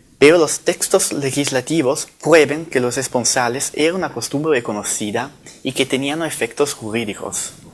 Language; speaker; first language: Spanish; non-native, fluent; Italian